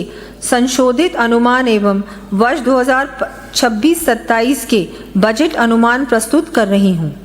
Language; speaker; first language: Hindi; native; Hindi